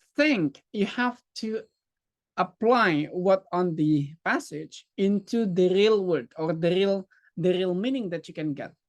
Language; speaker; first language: English; non-native, fluent; Indonesian